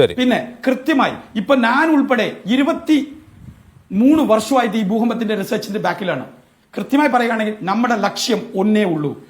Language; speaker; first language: Malayalam; non-native, local second language; Tamil